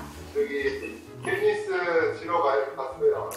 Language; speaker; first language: Korean; non-native, fluent; French